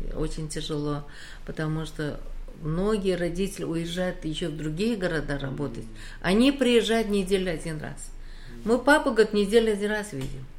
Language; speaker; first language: Russian; native; Russian